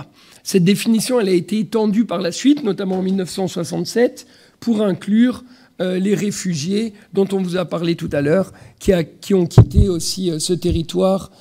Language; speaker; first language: French; native; French